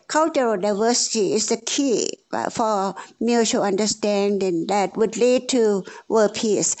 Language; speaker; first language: English; non-native, fluent; Thai